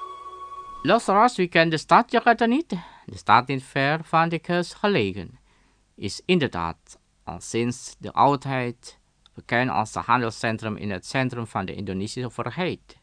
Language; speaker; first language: Dutch; non-native, fluent; Indonesian